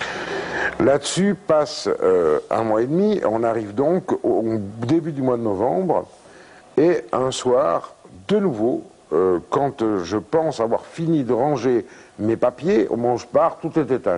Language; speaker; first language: French; native; French